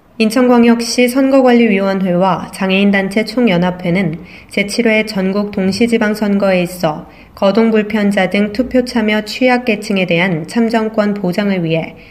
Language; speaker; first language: Korean; native; Korean